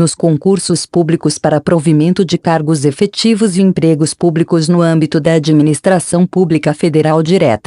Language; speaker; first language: Portuguese; native; Portuguese